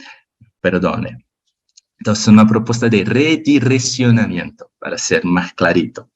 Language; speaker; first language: Spanish; non-native, learner; Portuguese